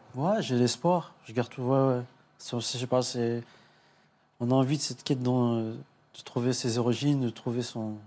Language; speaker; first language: French; early bilingual, other home language; Arabic